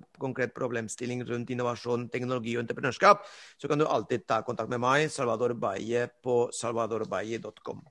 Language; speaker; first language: Norwegian; non-native, fluent; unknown